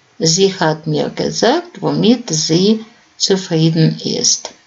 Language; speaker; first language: German; non-native, fluent; Russian